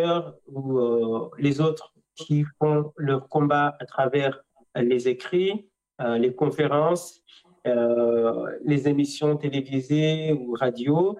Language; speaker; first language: French; non-native, local second language; Comorian